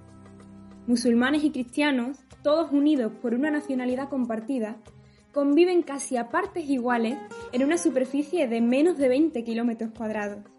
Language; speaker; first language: Spanish; native; Spanish